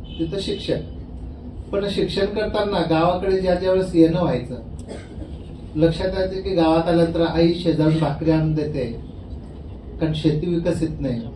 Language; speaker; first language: Marathi; non-native, local second language; Kukna